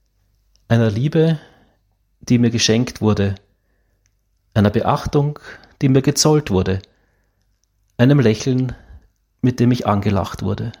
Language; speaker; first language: German; native; German